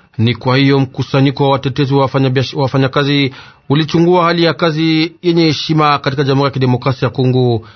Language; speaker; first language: Swahili; native; Swahili